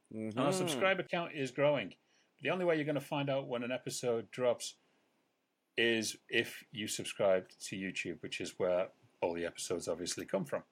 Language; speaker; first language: English; native; English